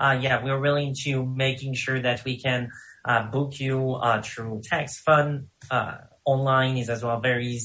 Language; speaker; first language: English; non-native, fluent; French